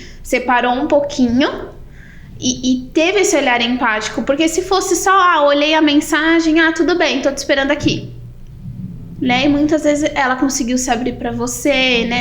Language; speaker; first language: Portuguese; native; Portuguese